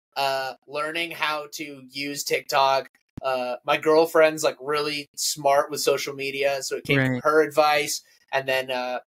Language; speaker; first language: English; native; English